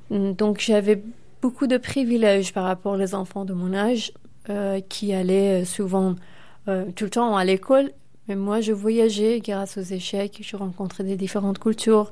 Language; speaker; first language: French; non-native, fluent; Persian